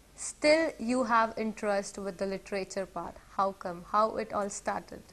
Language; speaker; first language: English; non-native, local second language; Punjabi